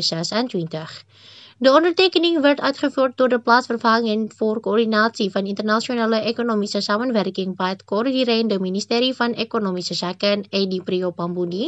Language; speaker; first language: Dutch; non-native, fluent; Indonesian